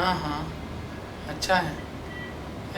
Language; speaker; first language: Hindi; non-native, local second language; Telugu